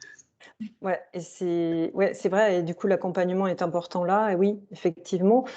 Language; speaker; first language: French; native; French